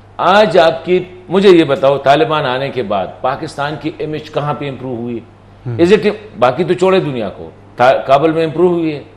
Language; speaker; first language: Urdu; non-native, local second language; Pashto